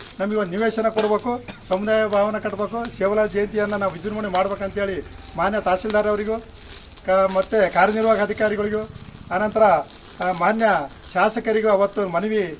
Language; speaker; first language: Kannada; non-native, local second language; Lambadi